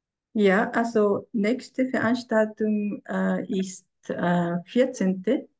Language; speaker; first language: German; non-native, fluent; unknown